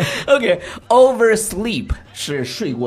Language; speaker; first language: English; non-native, fluent; Chinese